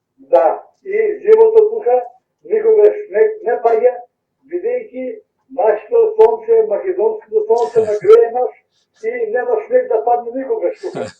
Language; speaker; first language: Macedonian; early bilingual, heritage; Macedonian